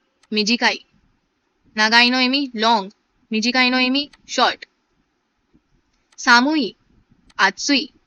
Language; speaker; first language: Japanese; non-native, fluent; Hindi